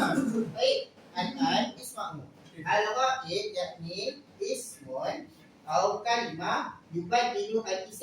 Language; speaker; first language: Arabic; non-native, learner; Malay